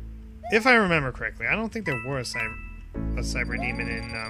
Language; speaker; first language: English; native; English